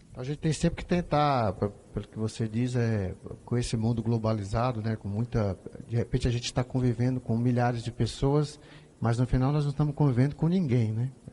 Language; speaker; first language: Portuguese; native; Portuguese